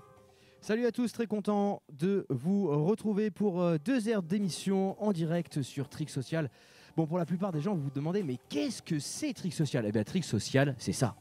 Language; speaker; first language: French; native; French